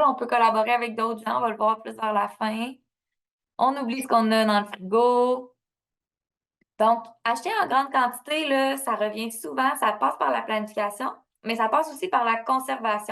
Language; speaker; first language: French; native; French